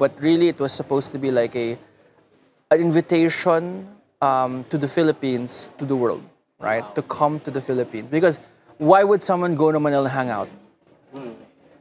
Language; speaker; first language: English; non-native, local second language; Filipino